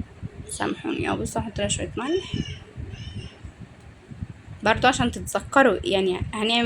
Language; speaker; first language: Arabic; native; Arabic